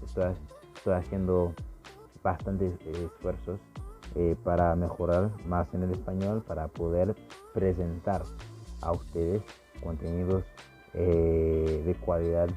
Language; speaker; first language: Spanish; non-native, fluent; Haitian Creole